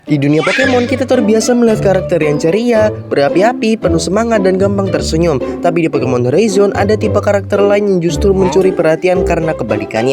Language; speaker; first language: Indonesian; native; Indonesian